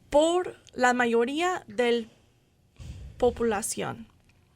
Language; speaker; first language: Spanish; non-native, fluent; English